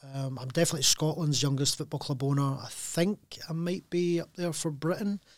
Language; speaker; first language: English; native; English